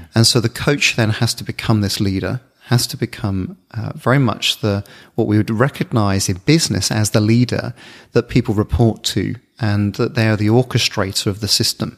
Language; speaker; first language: English; native; English